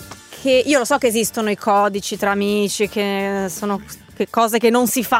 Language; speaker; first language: Italian; native; Italian